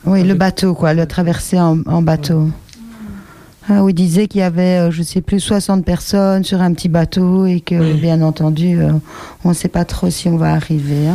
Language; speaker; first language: French; native; French